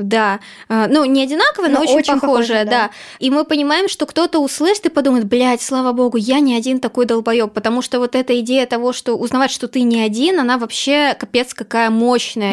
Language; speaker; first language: Russian; native; Russian